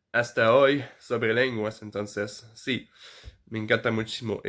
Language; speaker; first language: Spanish; non-native, fluent; French